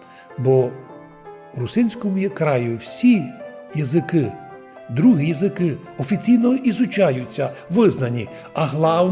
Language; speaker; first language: Ukrainian; non-native, local second language; Rusyn